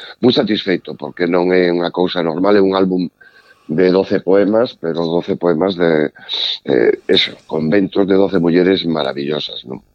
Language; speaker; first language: Galician; native; Galician